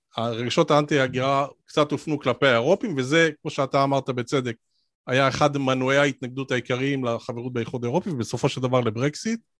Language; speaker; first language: Hebrew; native; Hebrew